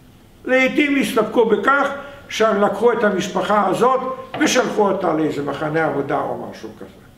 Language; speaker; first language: Hebrew; non-native, fluent; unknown